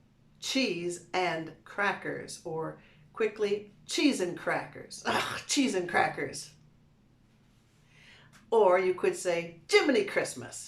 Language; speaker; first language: English; native; English